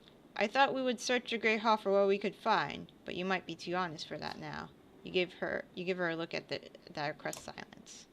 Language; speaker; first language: English; native; English